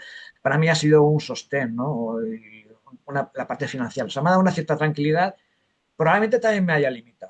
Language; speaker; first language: Spanish; native; Spanish